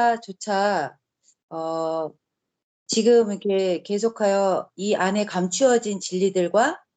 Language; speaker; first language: Korean; native; Korean